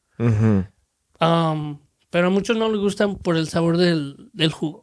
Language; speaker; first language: Spanish; early bilingual, heritage; Spanish